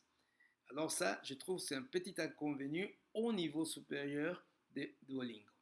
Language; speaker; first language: French; non-native, fluent; Spanish